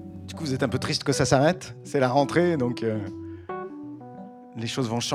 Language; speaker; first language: French; native; French